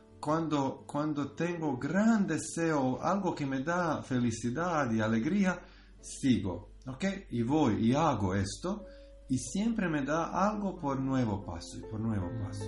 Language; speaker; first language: Spanish; non-native, learner; Croatian